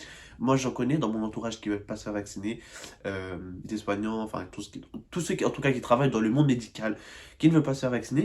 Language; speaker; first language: French; native; French